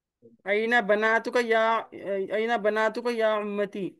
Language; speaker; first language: Arabic; non-native, learner; Urdu